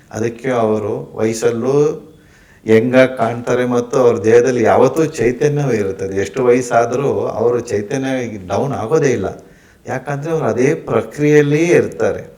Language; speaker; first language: Kannada; non-native, local second language; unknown